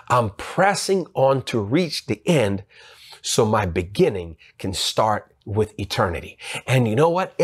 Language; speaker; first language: English; non-native, fluent; Ukrainian